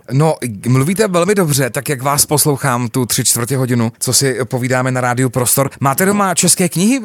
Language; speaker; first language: Czech; native; Czech